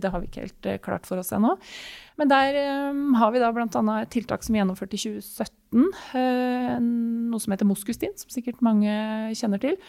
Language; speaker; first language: Norwegian; native; Norwegian